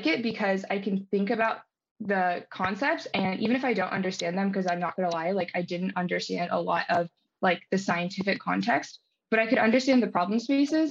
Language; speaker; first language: English; native; English